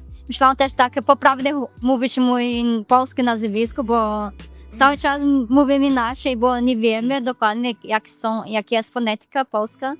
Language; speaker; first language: Polish; non-native, learner; Portuguese